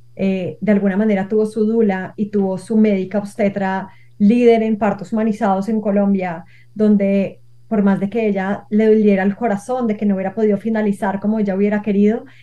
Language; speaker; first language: Spanish; native; Spanish